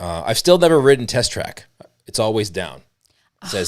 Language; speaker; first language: English; native; English